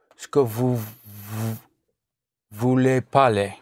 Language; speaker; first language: French; non-native, learner; English